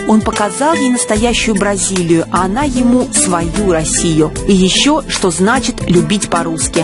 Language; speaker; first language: Russian; native; Russian